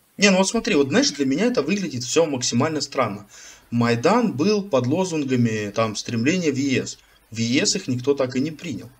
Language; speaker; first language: Russian; native; Russian